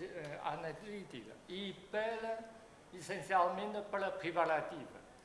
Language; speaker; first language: Portuguese; non-native, fluent; Chinese